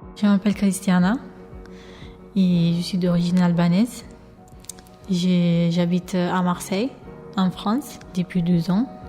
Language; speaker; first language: French; early bilingual, other home language; Albanian